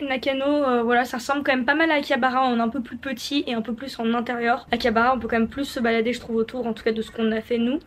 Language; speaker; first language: French; native; French